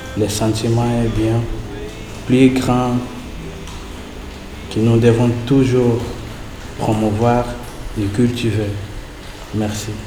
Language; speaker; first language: French; non-native, learner; Kongo